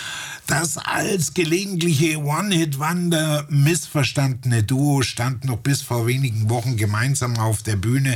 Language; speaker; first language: German; native; German